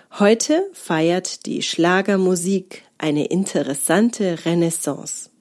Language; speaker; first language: German; native; German